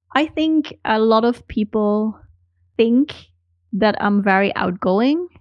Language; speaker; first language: English; non-native, fluent; Dutch